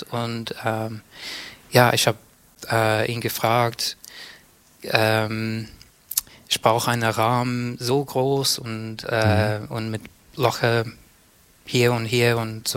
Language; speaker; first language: German; non-native, learner; English